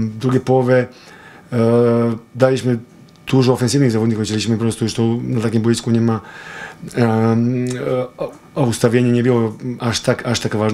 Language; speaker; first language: Polish; non-native, fluent; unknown